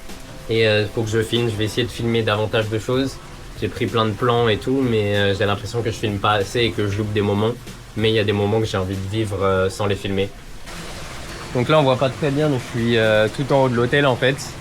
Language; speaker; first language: French; native; French